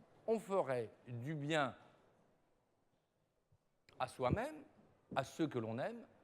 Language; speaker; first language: French; native; French